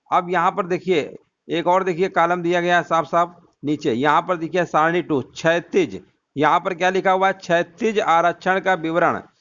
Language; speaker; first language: Hindi; native; Hindi